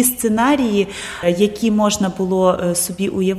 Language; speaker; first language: Polish; non-native, learner; Ukrainian